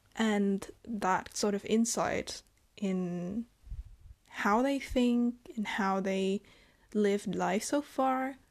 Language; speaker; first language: English; non-native, fluent; Vietnamese